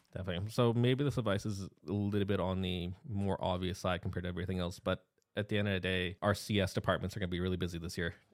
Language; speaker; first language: English; native; English